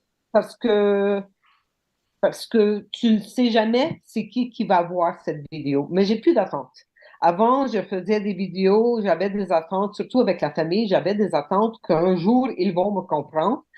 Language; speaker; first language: French; non-native, local second language; English